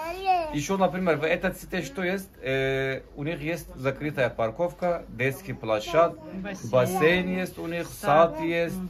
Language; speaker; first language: Russian; non-native, learner; Turkish